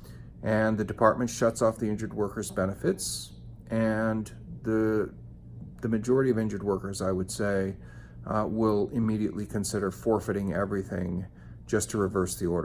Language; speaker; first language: English; native; English